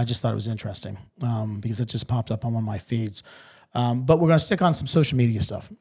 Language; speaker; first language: English; native; English